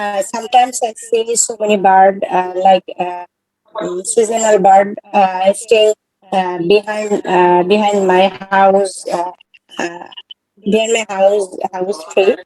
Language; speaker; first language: English; non-native, learner; Bangla